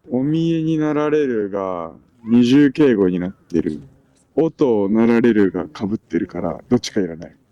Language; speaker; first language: Japanese; native; Japanese